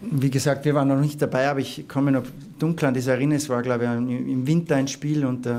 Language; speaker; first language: German; native; German